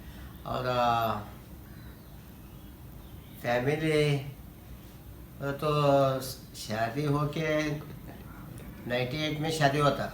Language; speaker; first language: Hindi; non-native, local second language; Kannada